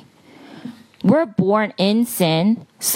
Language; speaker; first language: English; early bilingual, other home language; Korean